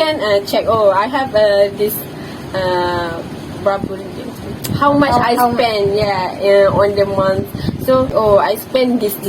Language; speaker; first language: English; non-native, local second language; Malay